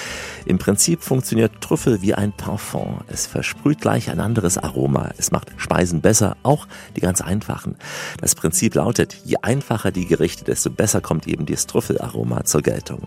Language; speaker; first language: German; native; German